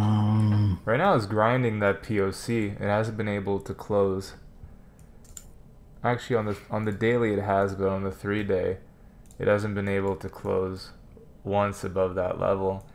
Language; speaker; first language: English; native; English